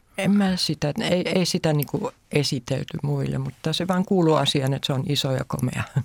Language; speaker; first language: Finnish; non-native, fluent; German